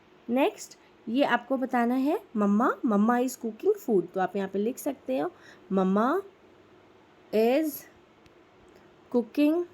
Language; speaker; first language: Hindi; native; Hindi